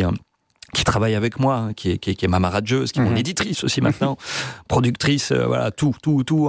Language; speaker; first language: French; native; French